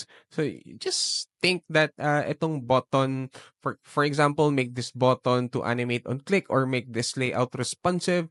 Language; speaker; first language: English; non-native, local second language; Filipino